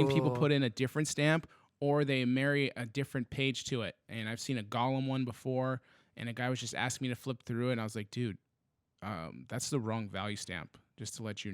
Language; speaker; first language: English; native; English